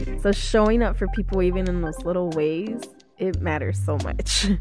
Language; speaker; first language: English; early bilingual, other home language; Spanish